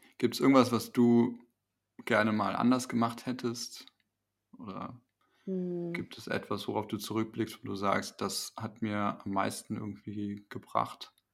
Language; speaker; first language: German; native; German